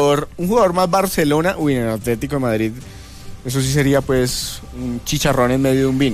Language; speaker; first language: Spanish; native; Spanish